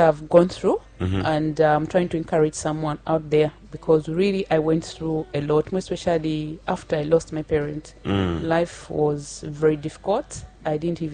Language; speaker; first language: English; non-native, local second language; Bemba